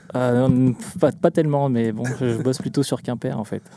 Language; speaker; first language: French; native; French